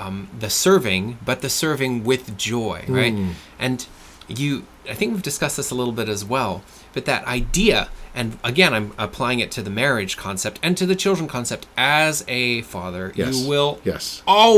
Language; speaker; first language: English; non-native, fluent; French